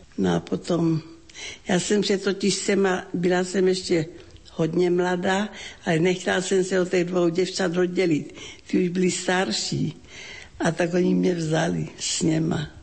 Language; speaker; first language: Czech; native; Czech